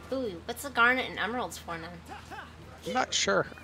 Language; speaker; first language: English; native; English